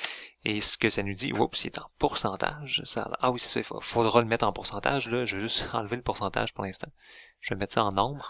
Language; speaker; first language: French; native; French